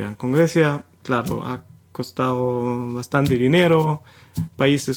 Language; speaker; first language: Spanish; non-native, fluent; German